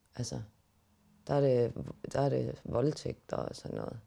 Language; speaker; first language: Danish; native; Danish